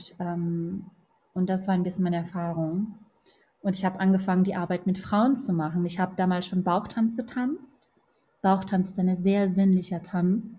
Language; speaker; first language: German; non-native, fluent; Portuguese